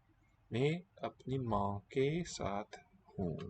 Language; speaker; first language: Hindi; non-native, learner; English